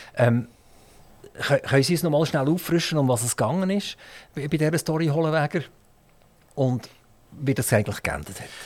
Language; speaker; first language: German; native; German